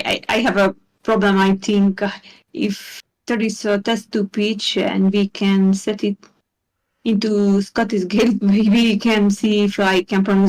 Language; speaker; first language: English; non-native, learner; Hungarian